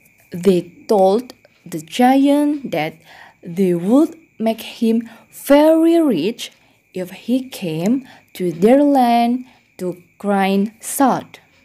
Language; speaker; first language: English; non-native, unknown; Indonesian